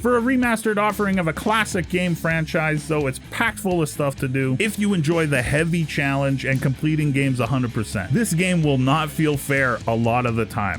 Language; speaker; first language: English; native; English